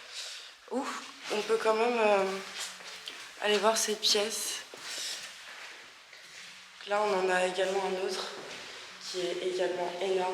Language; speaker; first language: French; native; French